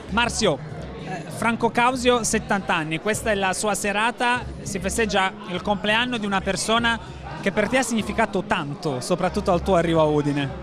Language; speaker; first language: Italian; native; Italian